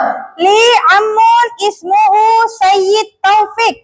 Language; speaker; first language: Arabic; non-native, fluent; Indonesian